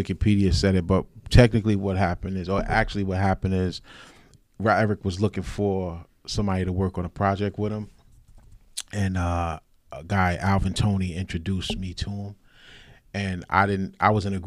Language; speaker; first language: English; native; English